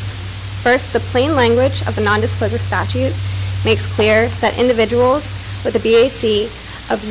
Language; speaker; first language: English; native; English